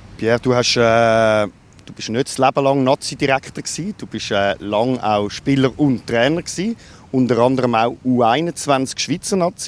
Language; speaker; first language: German; native; German